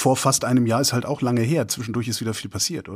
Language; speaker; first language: German; native; German